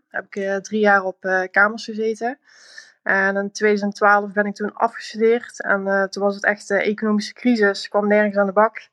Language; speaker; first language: Dutch; native; Dutch